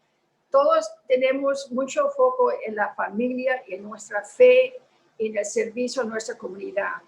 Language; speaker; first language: Spanish; early bilingual, heritage; Spanish